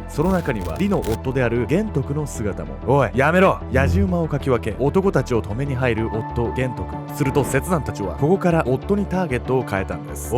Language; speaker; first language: Japanese; native; Japanese